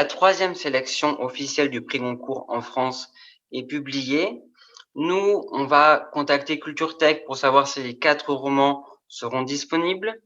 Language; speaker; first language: French; native; French